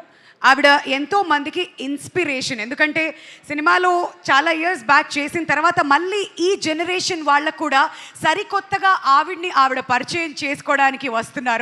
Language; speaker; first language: Telugu; native; Telugu